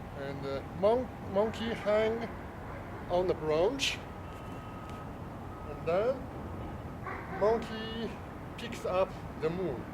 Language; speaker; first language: English; non-native, fluent; Chinese